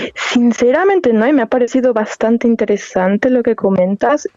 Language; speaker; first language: Spanish; native; Spanish